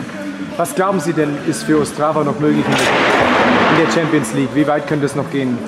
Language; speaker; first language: German; native; German